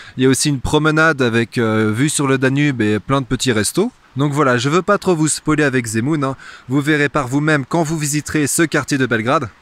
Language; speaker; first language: French; native; French